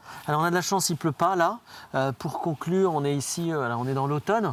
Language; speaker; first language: French; native; French